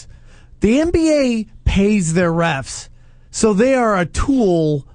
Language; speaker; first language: English; native; English